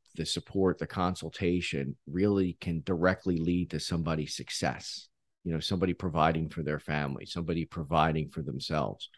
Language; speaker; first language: English; native; English